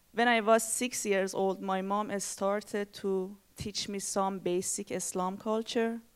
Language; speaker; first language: English; non-native, learner; Persian